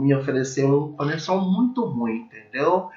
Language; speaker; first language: Portuguese; non-native, learner; English